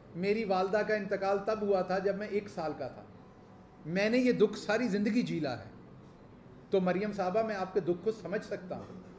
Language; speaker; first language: Urdu; non-native, local second language; Punjabi